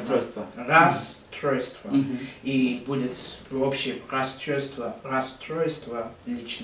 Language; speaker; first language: Russian; non-native, learner; English